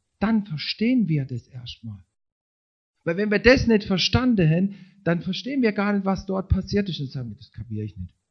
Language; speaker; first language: German; native; German